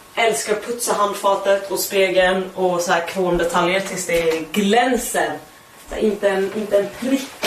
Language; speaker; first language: Swedish; native; Swedish